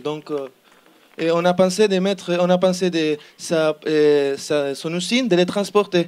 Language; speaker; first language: French; non-native, learner; Spanish